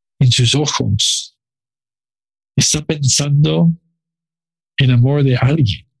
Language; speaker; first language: Spanish; non-native, learner; English